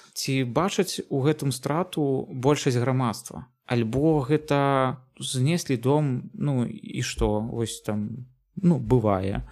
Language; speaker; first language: Belarusian; non-native, local second language; Russian